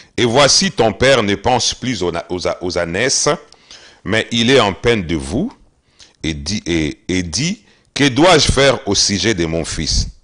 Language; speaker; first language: French; non-native, local second language; Lingala